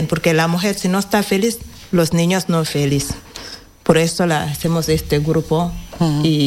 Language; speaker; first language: Spanish; non-native, learner; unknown